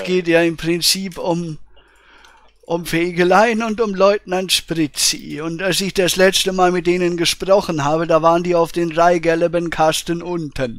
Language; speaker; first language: German; native; German